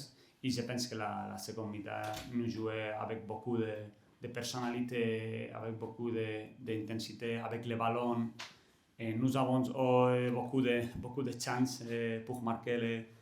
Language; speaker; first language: French; non-native, learner; Catalan